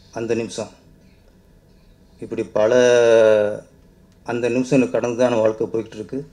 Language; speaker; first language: Tamil; native; Tamil